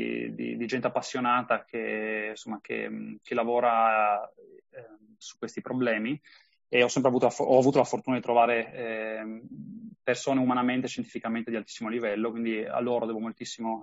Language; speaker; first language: Italian; native; Italian